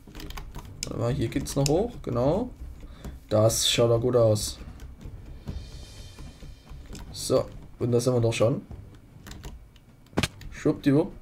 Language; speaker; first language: German; native; German